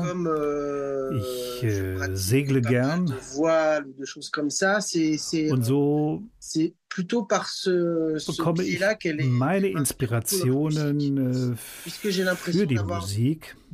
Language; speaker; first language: German; non-native, fluent; French